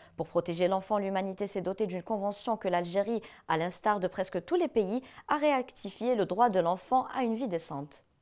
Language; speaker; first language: French; non-native, local second language; Arabic